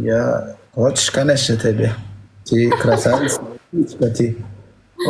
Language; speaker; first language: Russian; non-native, learner; Turkmen